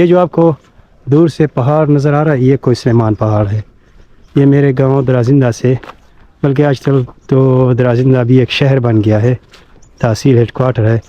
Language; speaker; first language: Urdu; non-native, local second language; Pashto